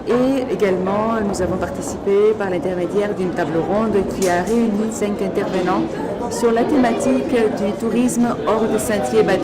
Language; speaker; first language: French; native; French